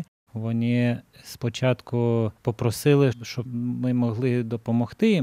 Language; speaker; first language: Ukrainian; non-native, fluent; Lithuanian